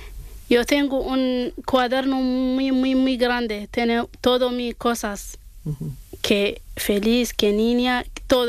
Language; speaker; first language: Spanish; non-native, learner; Arabic